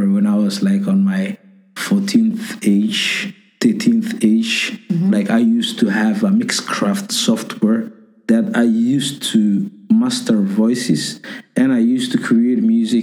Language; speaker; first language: English; non-native, local second language; Somali